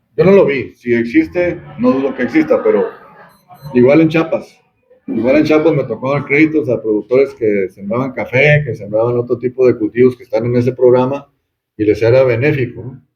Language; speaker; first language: Spanish; native; Spanish